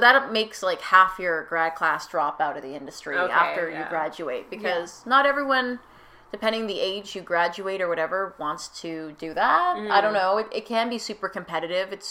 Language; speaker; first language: English; native; English